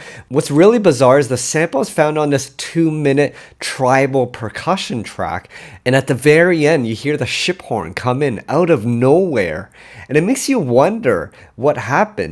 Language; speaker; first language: English; native; English